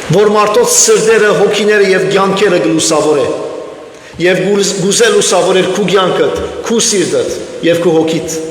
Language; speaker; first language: Armenian; early bilingual, heritage; Armenian